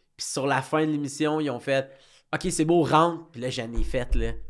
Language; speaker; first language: French; native; French